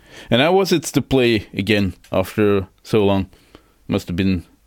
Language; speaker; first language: English; non-native, fluent; Dutch